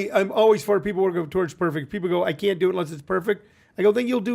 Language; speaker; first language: English; native; English